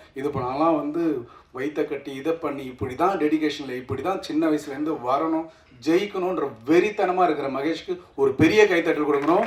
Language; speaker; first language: Tamil; native; Tamil